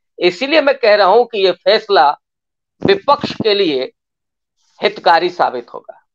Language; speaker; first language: Hindi; native; Hindi